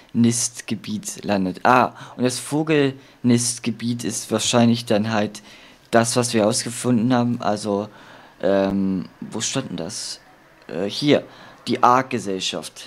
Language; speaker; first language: German; native; German